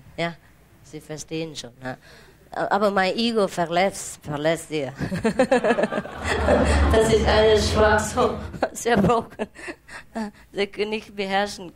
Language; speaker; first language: German; non-native, learner; Vietnamese